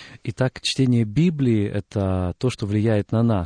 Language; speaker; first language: Russian; native; Russian